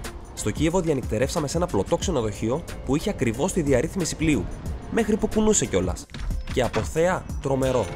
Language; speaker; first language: Greek; native; Greek